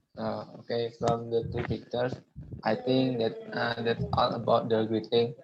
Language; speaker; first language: English; non-native, learner; Indonesian